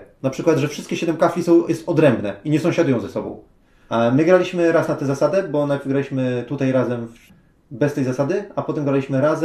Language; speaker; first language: Polish; native; Polish